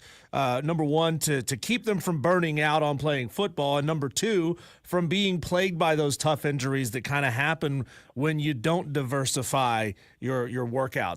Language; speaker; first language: English; native; English